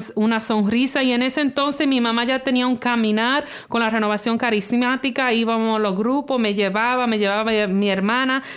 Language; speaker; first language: Spanish; early bilingual, heritage; English